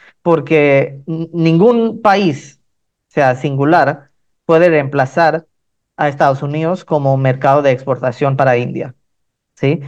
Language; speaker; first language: Spanish; non-native, fluent; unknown